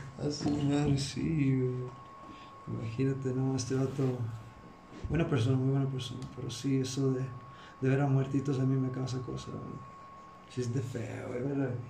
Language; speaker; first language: Spanish; early bilingual, heritage; Spanish